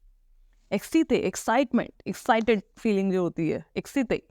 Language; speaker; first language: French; non-native, fluent; Hindi